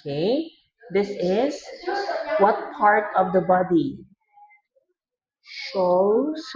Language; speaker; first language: English; non-native, fluent; Vietnamese